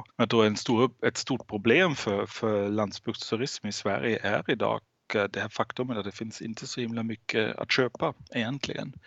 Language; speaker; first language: Swedish; non-native, fluent; German